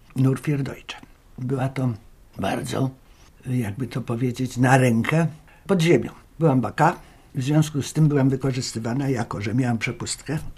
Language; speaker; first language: Polish; native; Polish